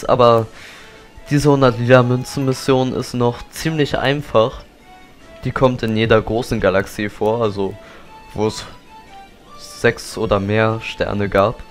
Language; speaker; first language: German; native; German